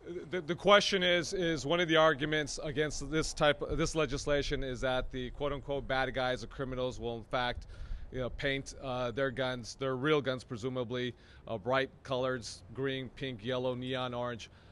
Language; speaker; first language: English; early bilingual, other home language; Spanish